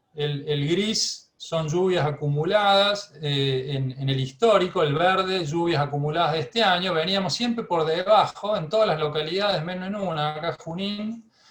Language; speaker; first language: Spanish; native; Spanish